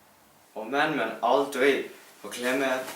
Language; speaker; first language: Danish; non-native, learner; Icelandic